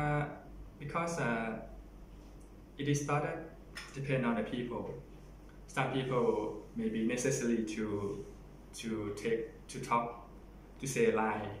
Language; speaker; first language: English; non-native, learner; Thai